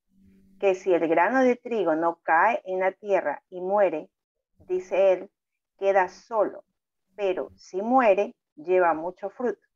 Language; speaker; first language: Spanish; native; Spanish